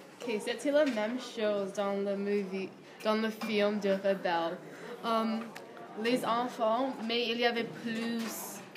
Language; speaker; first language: French; non-native, learner; English